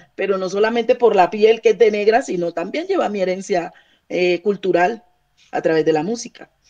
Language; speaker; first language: Spanish; native; Spanish